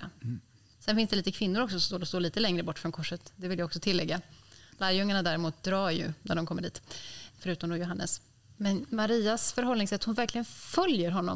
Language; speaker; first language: Swedish; native; Swedish